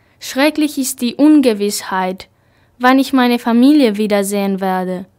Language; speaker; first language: German; non-native, fluent; Spanish